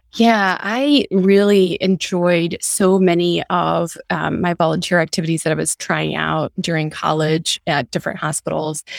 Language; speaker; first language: English; early bilingual, other home language; Hindi